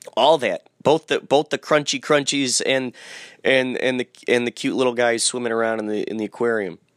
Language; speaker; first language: English; native; English